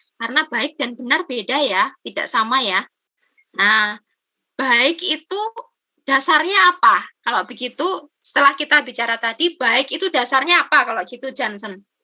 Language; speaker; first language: Indonesian; non-native, local second language; Javanese